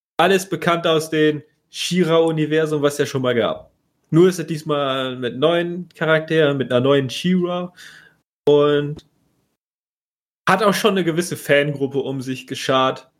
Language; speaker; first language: German; native; German